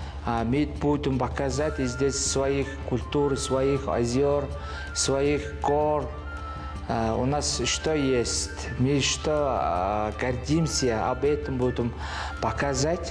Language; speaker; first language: Russian; non-native, learner; Mongolian